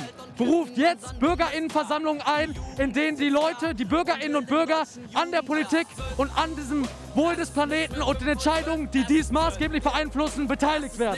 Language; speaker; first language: German; native; German